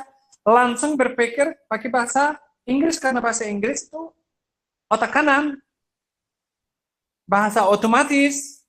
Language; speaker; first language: Indonesian; non-native, fluent; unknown